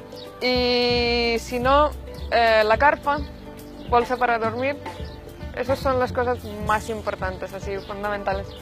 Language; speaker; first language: Spanish; non-native, fluent; Finnish